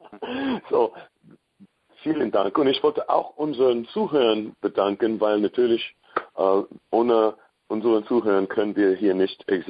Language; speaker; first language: German; non-native, learner; English